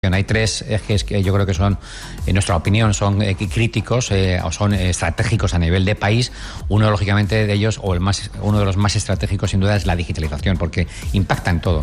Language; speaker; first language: Spanish; native; Spanish